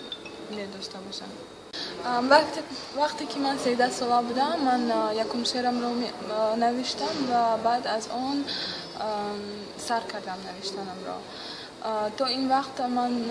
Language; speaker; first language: Persian; non-native, local second language; Russian